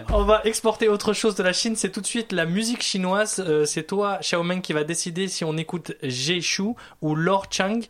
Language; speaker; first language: French; native; French